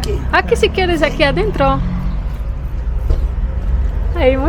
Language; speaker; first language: Spanish; non-native, fluent; Portuguese